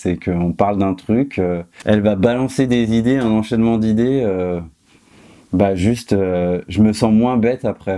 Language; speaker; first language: French; native; French